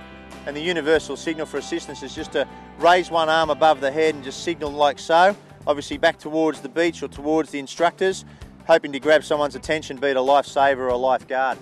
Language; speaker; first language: English; native; English